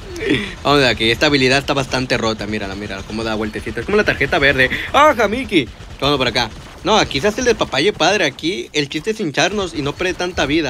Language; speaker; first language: Spanish; native; Spanish